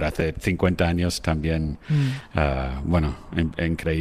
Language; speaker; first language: Spanish; non-native, fluent; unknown